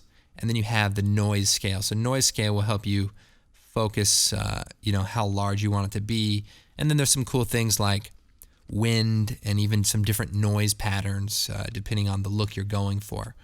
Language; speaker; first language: English; native; English